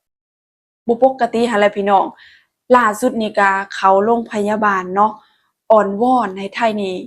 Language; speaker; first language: Thai; non-native, local second language; Northeastern Thai